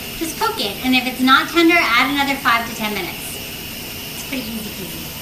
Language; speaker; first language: English; native; English